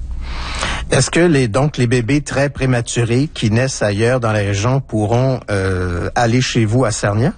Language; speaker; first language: French; native; French